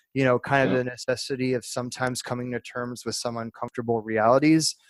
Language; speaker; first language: English; early bilingual, other home language; French